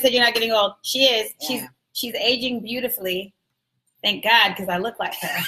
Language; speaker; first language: English; native; English